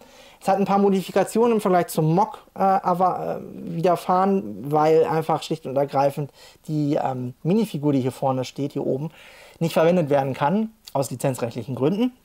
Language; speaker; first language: German; native; German